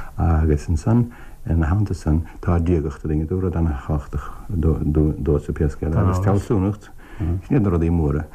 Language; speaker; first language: Irish; native; Irish